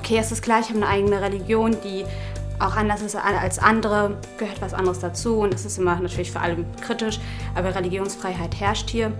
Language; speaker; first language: German; early bilingual, other home language; Arabic